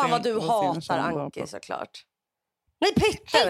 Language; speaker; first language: Swedish; native; Swedish